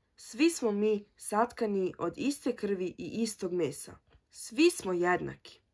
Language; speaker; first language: Serbian; early bilingual, heritage; Serbian